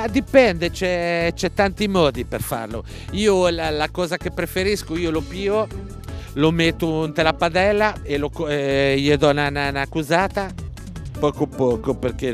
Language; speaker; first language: Italian; native; Italian